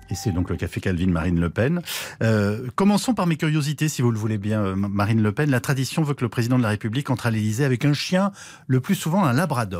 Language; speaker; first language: French; native; French